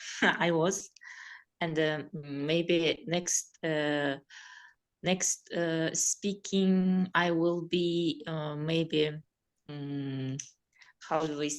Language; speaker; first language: English; non-native, learner; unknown